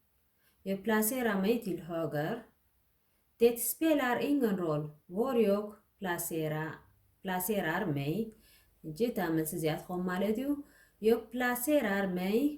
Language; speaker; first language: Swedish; non-native, learner; Tigrinya